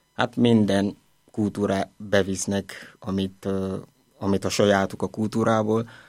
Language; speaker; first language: Hungarian; non-native, learner; Igbo